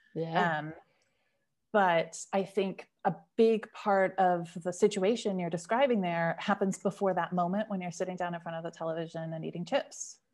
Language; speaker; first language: English; native; English